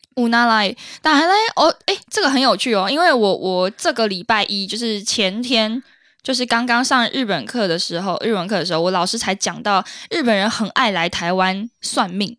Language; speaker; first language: Chinese; native; Chinese